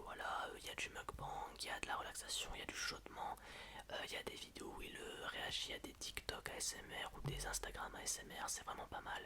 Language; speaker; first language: French; native; French